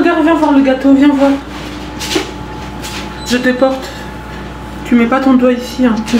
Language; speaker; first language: French; native; French